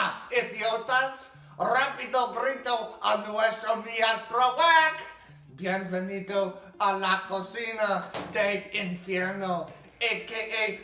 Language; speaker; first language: Spanish; non-native, learner; English